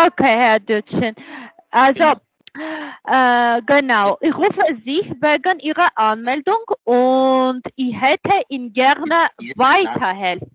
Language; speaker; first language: German; non-native, learner; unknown